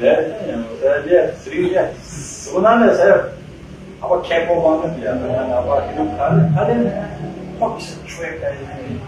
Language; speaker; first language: Indonesian; non-native, fluent; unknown